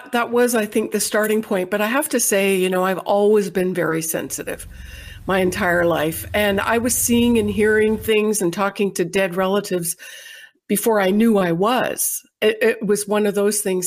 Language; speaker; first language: English; native; English